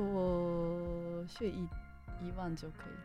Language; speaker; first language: Chinese; non-native, fluent; Japanese